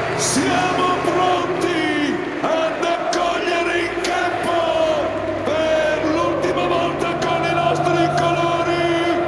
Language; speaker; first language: Italian; native; Italian